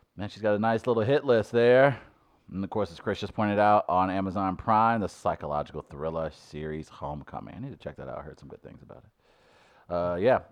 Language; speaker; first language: English; native; English